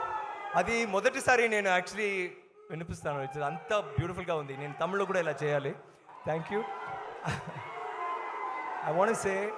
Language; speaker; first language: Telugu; non-native, learner; Tamil